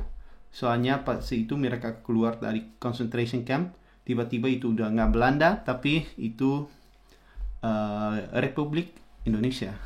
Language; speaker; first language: Indonesian; non-native, fluent; Dutch